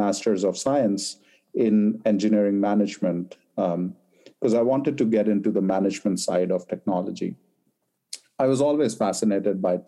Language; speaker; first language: English; non-native, local second language; Hindi